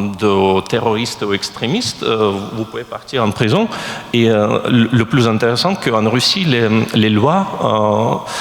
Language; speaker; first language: French; non-native, fluent; Russian